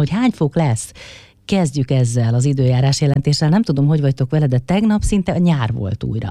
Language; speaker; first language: Hungarian; native; Hungarian